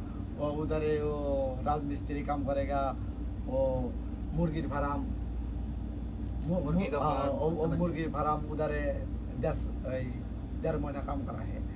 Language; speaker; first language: Hindi; non-native, learner; Bangla